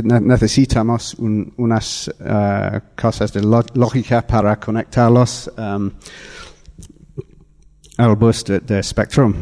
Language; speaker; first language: Spanish; non-native, fluent; English